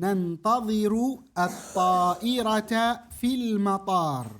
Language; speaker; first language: Arabic; non-native, fluent; Indonesian